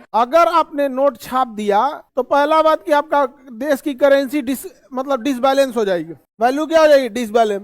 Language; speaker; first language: Hindi; native; Hindi